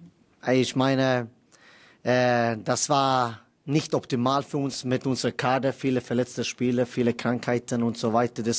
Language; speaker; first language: German; non-native, fluent; Swedish